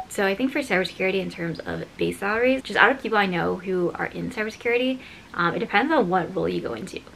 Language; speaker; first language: English; native; English